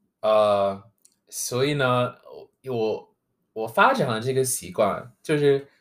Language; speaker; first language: Chinese; non-native, fluent; English